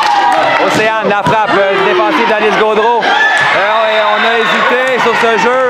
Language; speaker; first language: French; native; French